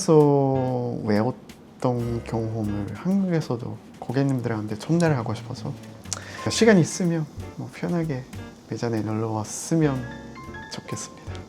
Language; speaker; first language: Korean; non-native, fluent; Japanese